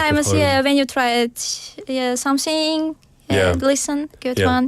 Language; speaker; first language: English; non-native, learner; Uzbek